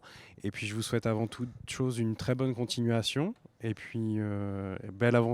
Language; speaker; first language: French; native; French